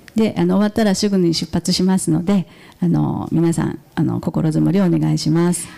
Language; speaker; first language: Japanese; native; Japanese